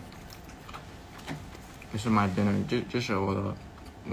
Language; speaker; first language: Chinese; non-native, learner; English